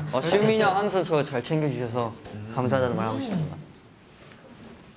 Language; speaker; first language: Korean; native; Korean